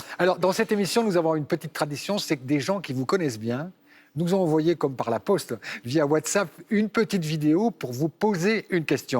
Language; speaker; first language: French; native; French